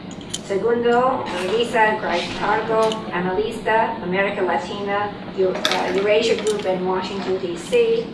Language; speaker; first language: Spanish; non-native, fluent; English